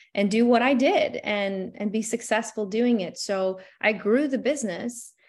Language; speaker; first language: English; non-native, fluent; Albanian